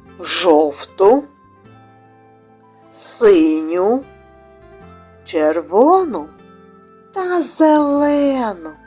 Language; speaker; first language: Ukrainian; native; Ukrainian